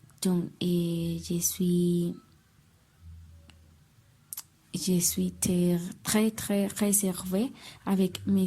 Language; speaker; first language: French; non-native, learner; Spanish